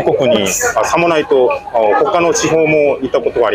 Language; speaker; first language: Japanese; non-native, fluent; Korean